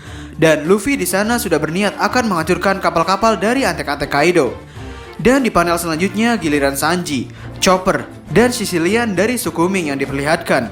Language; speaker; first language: Indonesian; native; Indonesian